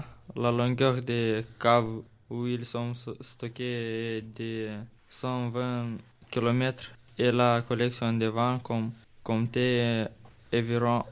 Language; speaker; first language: French; non-native, learner; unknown